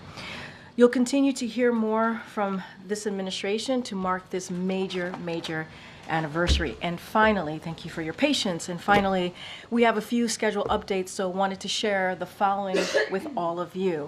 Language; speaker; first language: English; native; English